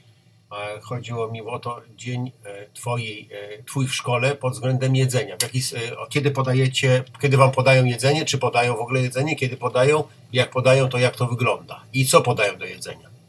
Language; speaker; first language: Polish; native; Polish